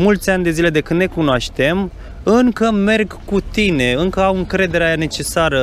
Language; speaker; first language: Romanian; native; Romanian